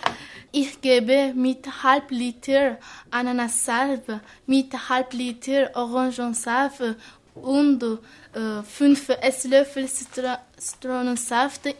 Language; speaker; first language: German; non-native, learner; French